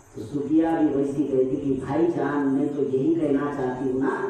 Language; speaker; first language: Hindi; non-native, local second language; Marathi